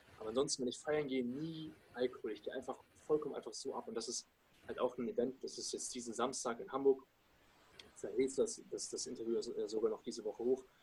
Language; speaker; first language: German; early bilingual, other home language; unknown